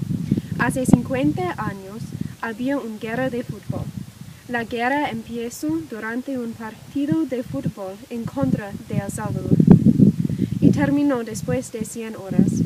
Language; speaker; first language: Spanish; non-native, learner; English